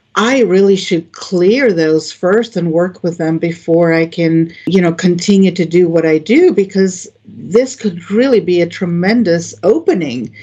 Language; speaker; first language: English; non-native, fluent; Greek